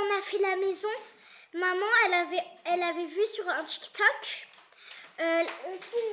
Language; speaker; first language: French; native; French